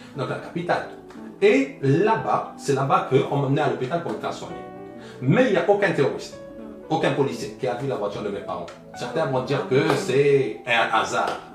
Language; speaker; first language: French; early bilingual, other home language; Arabic